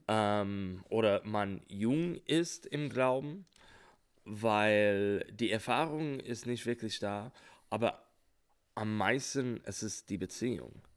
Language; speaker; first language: German; non-native, fluent; English